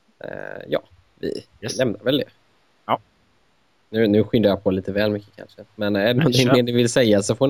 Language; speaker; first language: Swedish; native; Swedish